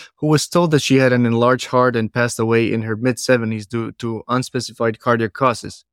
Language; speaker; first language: English; non-native, fluent; Spanish